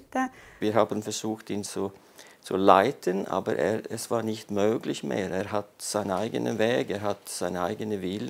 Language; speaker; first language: German; non-native, fluent; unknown